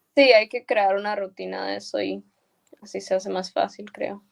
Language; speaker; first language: Spanish; early bilingual, heritage; Spanish